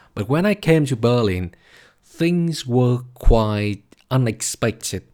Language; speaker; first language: English; non-native, fluent; Vietnamese